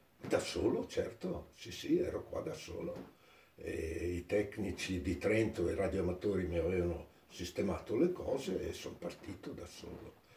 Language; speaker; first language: Italian; native; Italian